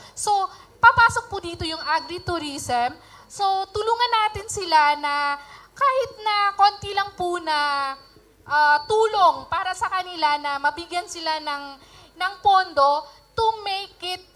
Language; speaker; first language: Filipino; native; Filipino